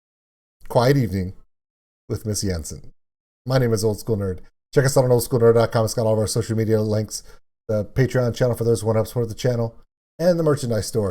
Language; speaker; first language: English; native; English